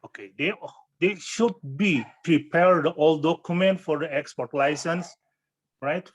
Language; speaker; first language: English; non-native, fluent; Indonesian